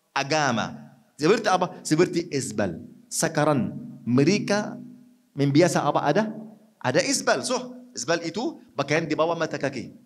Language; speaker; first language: Malay; non-native, fluent; Arabic